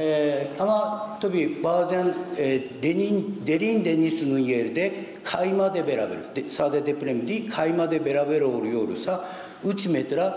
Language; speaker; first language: Turkish; non-native, learner; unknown